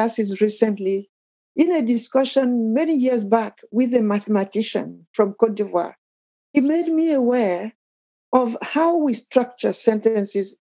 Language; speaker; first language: English; non-native, fluent; Akan